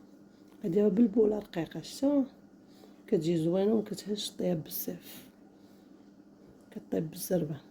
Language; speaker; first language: Arabic; native; Arabic